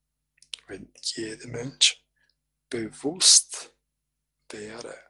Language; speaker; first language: German; non-native, fluent; Croatian